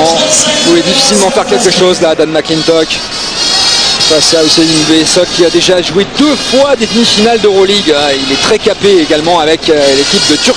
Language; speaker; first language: French; native; French